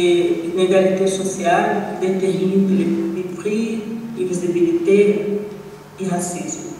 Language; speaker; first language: French; non-native, learner; Portuguese